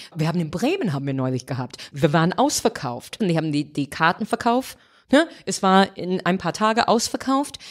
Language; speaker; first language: German; non-native, fluent; English